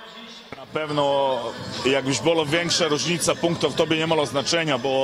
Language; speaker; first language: Polish; non-native, fluent; Serbian